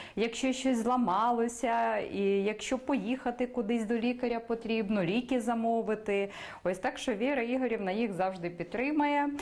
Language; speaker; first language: Ukrainian; native; Ukrainian